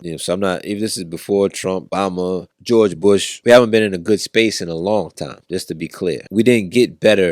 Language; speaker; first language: English; native; English